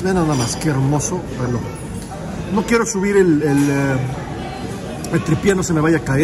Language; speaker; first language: Spanish; native; Spanish